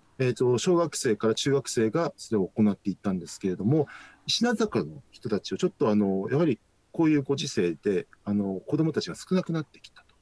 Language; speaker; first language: Japanese; native; Japanese